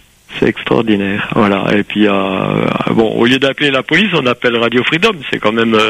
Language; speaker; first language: French; native; French